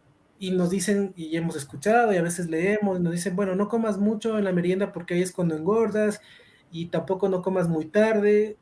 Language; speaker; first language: Spanish; native; Spanish